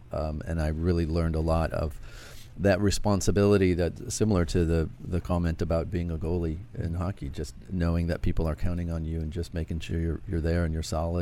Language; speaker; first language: English; native; English